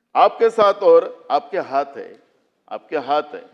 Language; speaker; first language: Hindi; non-native, local second language; Marathi